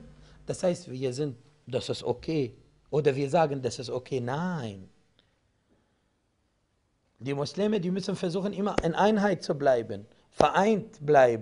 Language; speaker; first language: German; non-native, fluent; Arabic